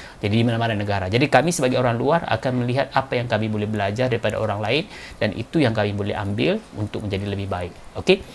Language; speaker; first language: Malay; native; Malay